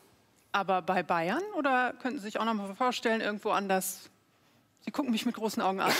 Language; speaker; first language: German; native; German